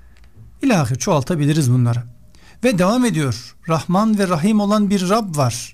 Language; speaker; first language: Turkish; native; Turkish